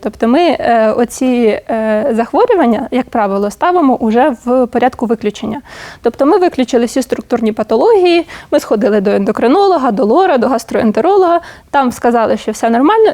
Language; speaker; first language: Ukrainian; native; Ukrainian